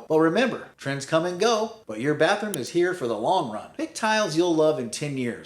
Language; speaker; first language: English; native; English